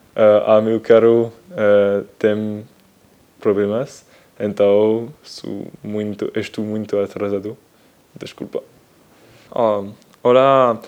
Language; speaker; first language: Portuguese; non-native, learner; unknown